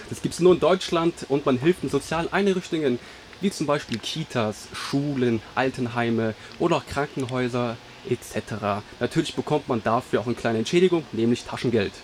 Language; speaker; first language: German; native; German